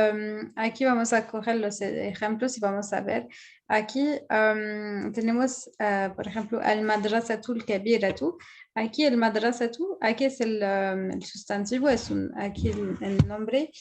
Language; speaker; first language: Spanish; non-native, fluent; Arabic